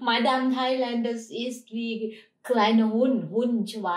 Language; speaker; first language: German; non-native, learner; Thai